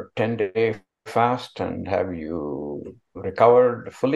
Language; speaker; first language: English; non-native, local second language; Kannada